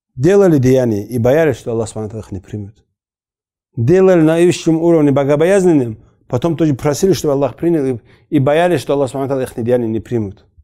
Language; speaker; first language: Russian; non-native, local second language; Avaric